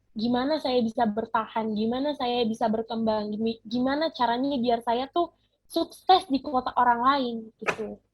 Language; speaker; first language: Indonesian; non-native, local second language; Batak Toba